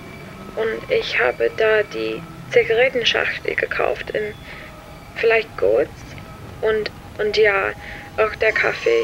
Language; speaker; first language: German; non-native, learner; English